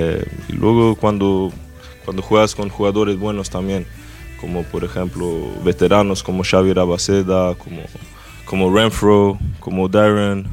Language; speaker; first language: Spanish; non-native, fluent; Swedish